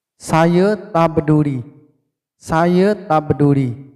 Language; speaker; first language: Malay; non-native, fluent; Burmese